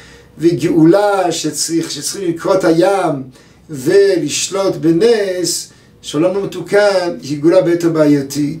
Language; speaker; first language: Hebrew; native; Hebrew